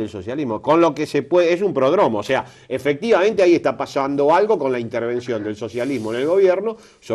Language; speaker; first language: Spanish; native; Spanish